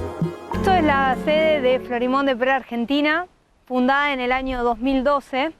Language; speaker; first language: Spanish; native; Spanish